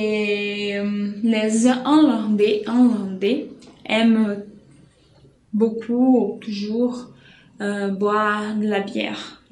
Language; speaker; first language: French; non-native, fluent; Portuguese